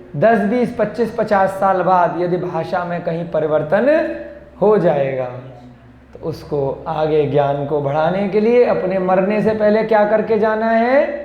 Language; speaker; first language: Hindi; native; Hindi